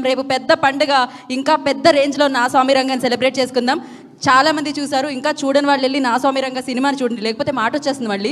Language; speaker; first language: Telugu; native; Telugu